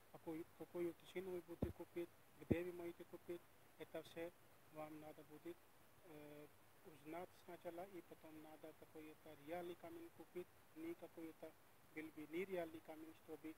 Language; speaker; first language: Russian; non-native, learner; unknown